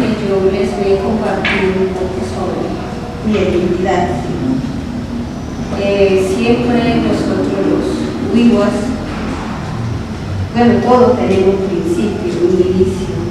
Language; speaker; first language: Spanish; non-native, local second language; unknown